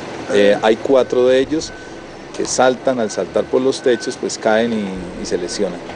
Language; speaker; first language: Spanish; native; Spanish